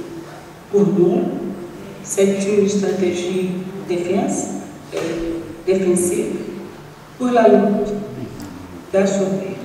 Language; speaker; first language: French; non-native, learner; Portuguese